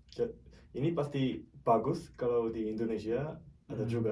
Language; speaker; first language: Indonesian; non-native, fluent; Korean